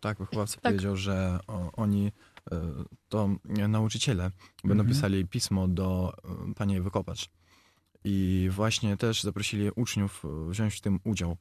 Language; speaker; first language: Polish; non-native, fluent; Russian